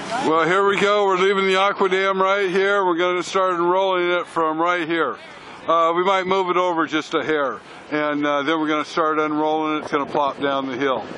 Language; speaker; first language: English; native; English